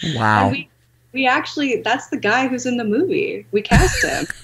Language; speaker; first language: English; native; English